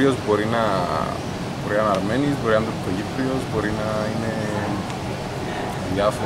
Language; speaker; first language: Greek; native; Greek